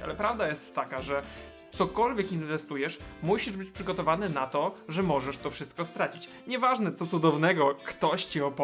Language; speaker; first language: Polish; native; Polish